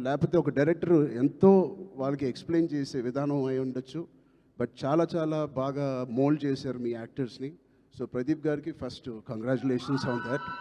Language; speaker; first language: Telugu; native; Telugu